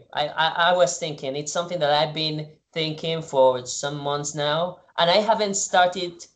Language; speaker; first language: English; non-native, fluent; Spanish